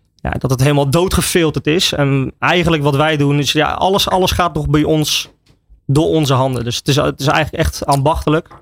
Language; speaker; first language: Dutch; native; Dutch